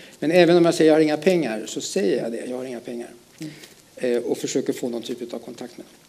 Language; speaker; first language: Swedish; early bilingual, other home language; German